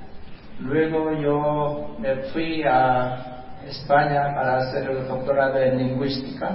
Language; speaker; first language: Spanish; non-native, fluent; Korean